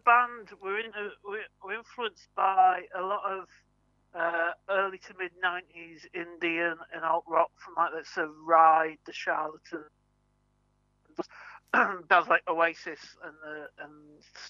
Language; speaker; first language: English; native; English